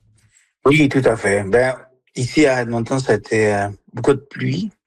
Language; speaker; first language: French; non-native, fluent; Spanish